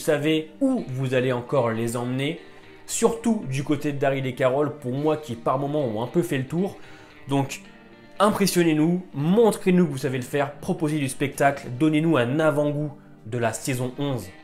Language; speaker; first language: French; native; French